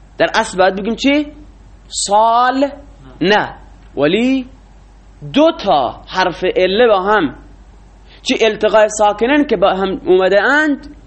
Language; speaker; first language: Persian; non-native, local second language; Baluchi